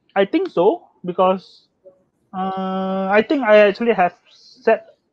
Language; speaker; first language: English; non-native, local second language; Malay